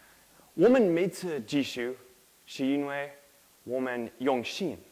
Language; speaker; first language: Chinese; non-native, learner; English